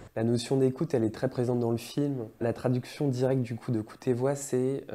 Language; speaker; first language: French; native; French